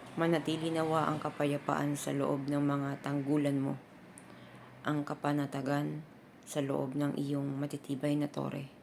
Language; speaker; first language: Filipino; native; Filipino